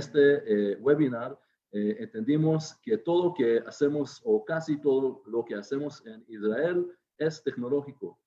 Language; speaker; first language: Spanish; non-native, fluent; Hebrew